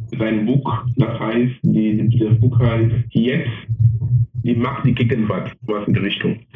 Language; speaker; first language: German; non-native, fluent; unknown